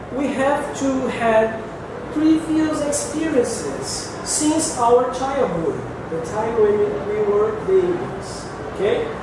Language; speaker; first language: English; non-native, fluent; Portuguese